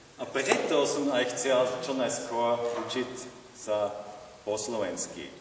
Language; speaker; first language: Slovak; non-native, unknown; German